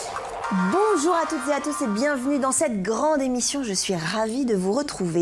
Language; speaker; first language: French; native; French